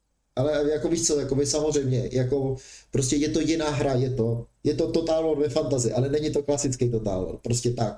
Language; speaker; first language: Czech; native; Czech